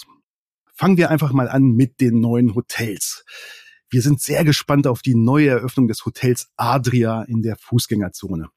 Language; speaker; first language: German; native; German